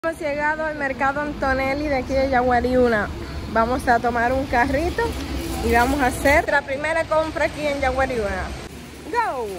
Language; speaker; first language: Spanish; native; Spanish